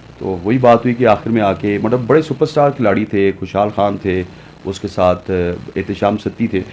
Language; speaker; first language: Urdu; non-native, local second language; Punjabi